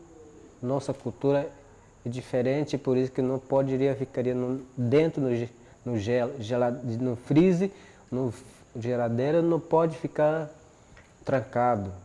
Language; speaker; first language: Portuguese; non-native, local second language; Yanomámi